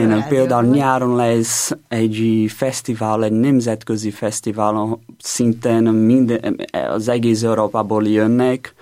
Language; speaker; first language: Hungarian; non-native, learner; Portuguese